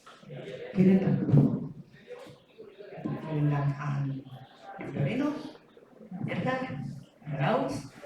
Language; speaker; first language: German; non-native, learner; Spanish